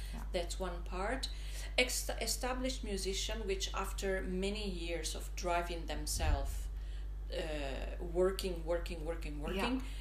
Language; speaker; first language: English; non-native, fluent; Italian